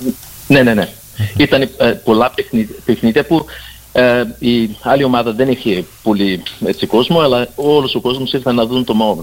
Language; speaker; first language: Greek; early bilingual, heritage; Greek